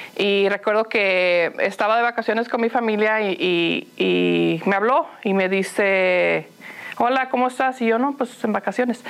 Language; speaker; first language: Spanish; early bilingual, heritage; Spanish